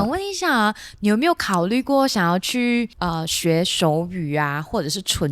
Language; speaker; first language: Chinese; non-native, local second language; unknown